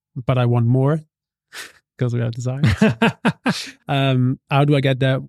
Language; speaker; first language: English; non-native, fluent; Italian